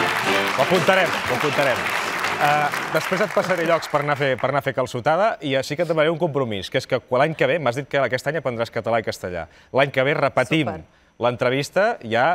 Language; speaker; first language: Catalan; native; Catalan